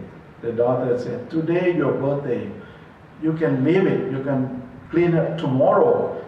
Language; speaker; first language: English; non-native, learner; Thai